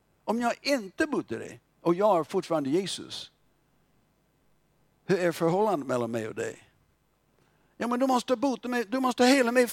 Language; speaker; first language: Swedish; non-native, fluent; English